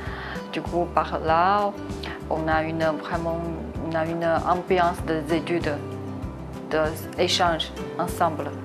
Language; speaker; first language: French; non-native, learner; Chinese